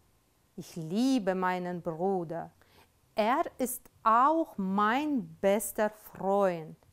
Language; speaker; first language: German; non-native, fluent; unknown